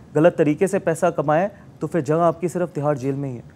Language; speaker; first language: Hindi; native; Hindi